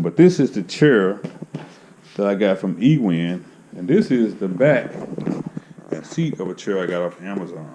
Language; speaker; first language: English; native; English